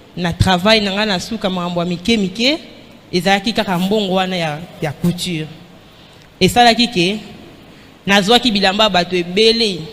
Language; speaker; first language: Lingala; non-native, local second language; Luba-Lulua